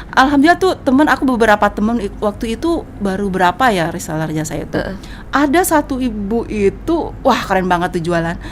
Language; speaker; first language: Indonesian; native; Indonesian